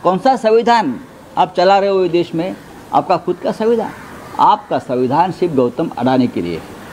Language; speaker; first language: Hindi; non-native, local second language; Marathi